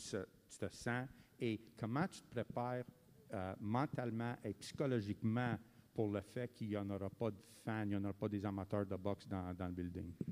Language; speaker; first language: French; native; French